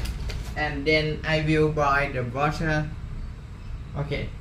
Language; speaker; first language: English; non-native, learner; Thai